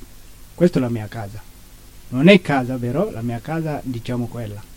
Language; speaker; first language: Italian; non-native, learner; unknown